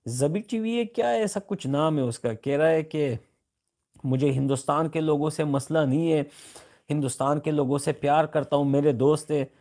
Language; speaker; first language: Urdu; non-native, local second language; Pashto